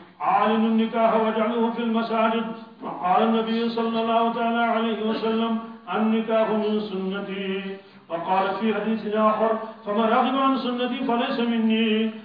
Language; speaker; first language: Arabic; non-native, fluent; Urdu